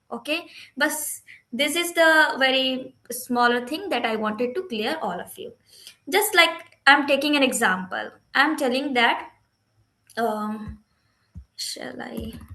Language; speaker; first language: English; non-native, learner; Hindi